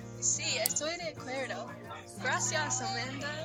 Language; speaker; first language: Spanish; non-native, learner; English